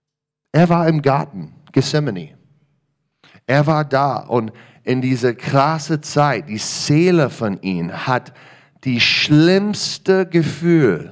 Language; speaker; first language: German; non-native, learner; English